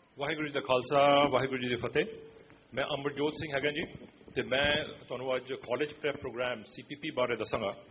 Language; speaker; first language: Punjabi; early bilingual, other home language; English